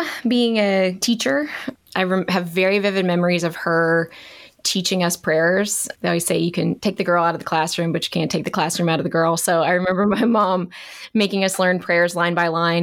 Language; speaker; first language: English; native; English